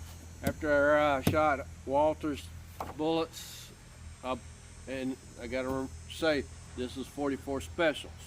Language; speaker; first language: English; native; English